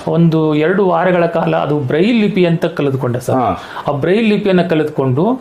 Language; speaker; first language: Kannada; native; Kannada